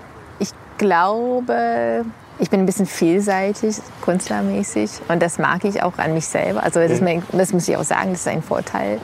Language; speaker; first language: German; non-native, fluent; English